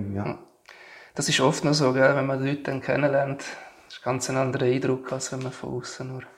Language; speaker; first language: German; native; German